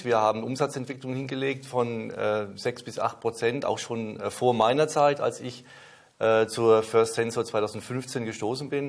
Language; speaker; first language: German; native; German